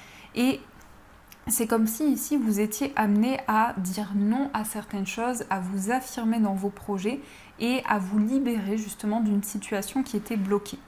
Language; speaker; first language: French; native; French